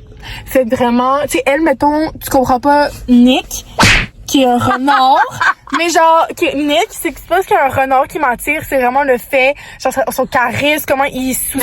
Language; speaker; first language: French; native; French